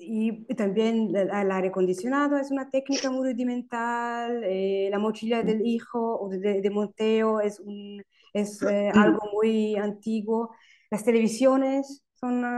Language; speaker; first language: Spanish; non-native, fluent; German